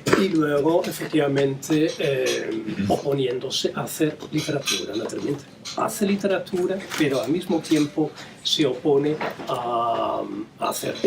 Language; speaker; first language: Spanish; non-native, fluent; Dutch